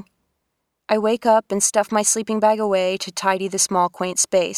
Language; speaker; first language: English; native; English